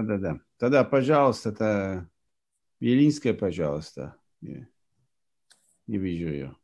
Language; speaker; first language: Russian; non-native, fluent; Italian